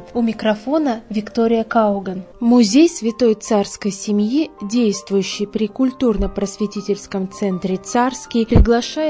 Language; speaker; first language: Russian; native; Russian